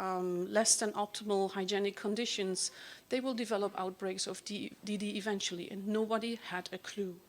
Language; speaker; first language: English; non-native, fluent; German